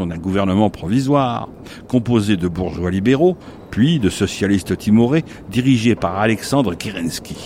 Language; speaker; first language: French; native; French